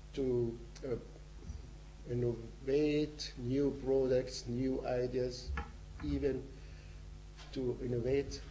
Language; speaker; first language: English; non-native, fluent; Arabic